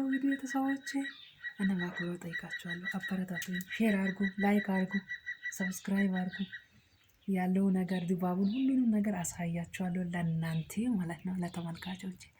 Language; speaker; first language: Amharic; non-native, local second language; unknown